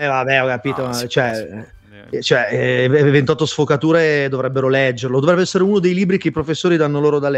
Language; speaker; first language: Italian; native; Italian